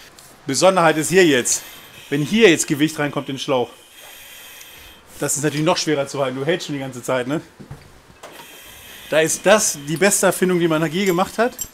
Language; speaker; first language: German; native; German